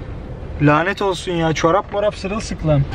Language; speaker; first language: Turkish; native; Turkish